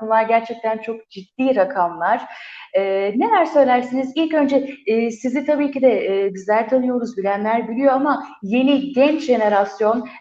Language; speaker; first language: Turkish; native; Turkish